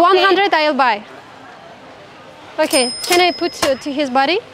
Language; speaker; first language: English; non-native, learner; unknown